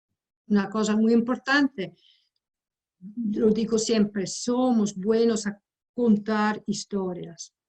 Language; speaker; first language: Spanish; non-native, fluent; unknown